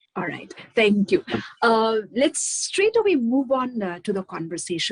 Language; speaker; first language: English; non-native, local second language; Nepali